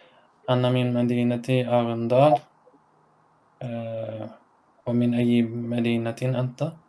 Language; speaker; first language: Arabic; non-native, learner; Norwegian